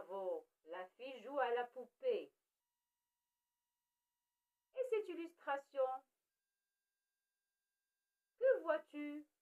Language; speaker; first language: French; non-native, local second language; Arabic